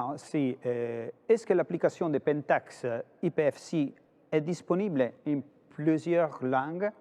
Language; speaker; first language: French; non-native, fluent; Italian